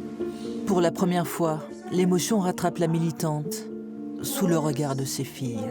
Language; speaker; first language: French; native; French